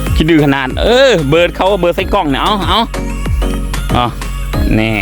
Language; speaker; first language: Thai; non-native, local second language; Northeastern Thai